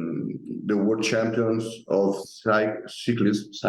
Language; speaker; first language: English; non-native, learner; Italian